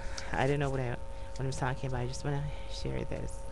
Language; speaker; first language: English; native; English